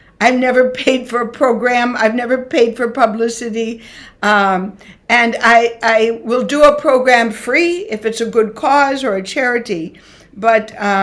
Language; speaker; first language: English; native; English